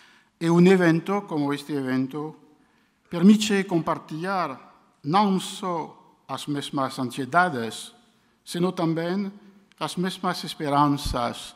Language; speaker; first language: Portuguese; non-native, fluent; French